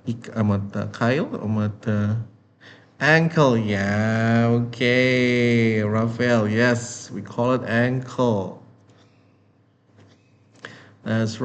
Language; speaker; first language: English; non-native, fluent; Indonesian